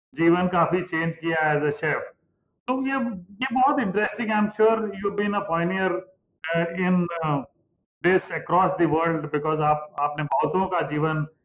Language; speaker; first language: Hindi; non-native, local second language; Punjabi